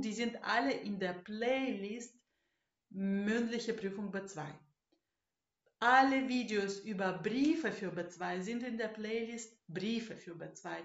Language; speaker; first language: German; non-native, fluent; Russian